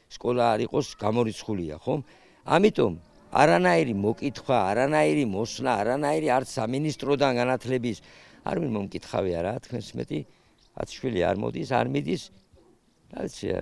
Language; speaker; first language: Georgian; native; Georgian